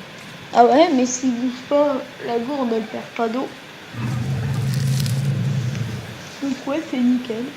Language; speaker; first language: French; native; French